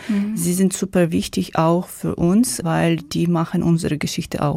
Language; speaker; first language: German; non-native, learner; Ukrainian